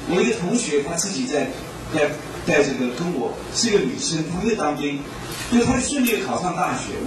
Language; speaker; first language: Chinese; native; Chinese